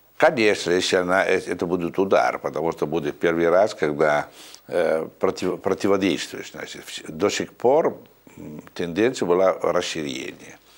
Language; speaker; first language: Russian; non-native, fluent; Italian